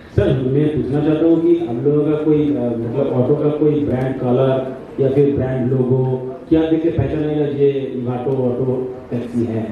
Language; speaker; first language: Hindi; non-native, local second language; Bangla